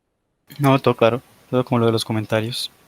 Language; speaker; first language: Spanish; native; Spanish